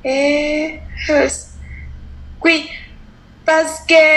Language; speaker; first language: French; non-native, learner; Spanish